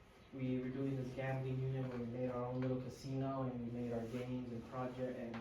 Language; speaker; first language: English; early bilingual, other home language; Spanish